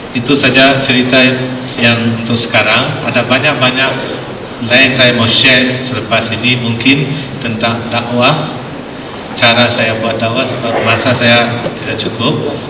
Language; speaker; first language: Malay; non-native, local second language; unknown